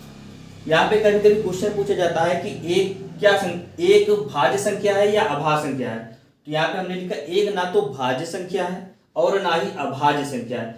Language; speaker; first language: Hindi; native; Hindi